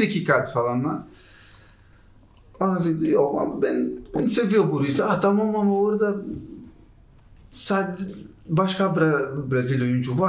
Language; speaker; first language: Turkish; non-native, learner; Portuguese